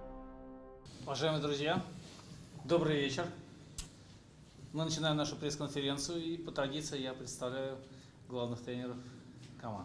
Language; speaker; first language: Russian; native; Russian